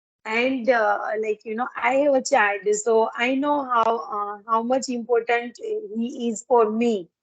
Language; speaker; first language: English; non-native, learner; Gujarati